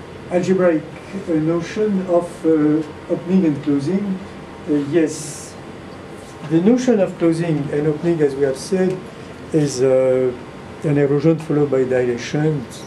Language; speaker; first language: English; non-native, fluent; French